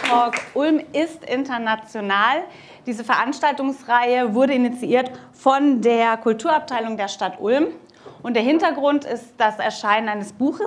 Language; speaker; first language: German; native; German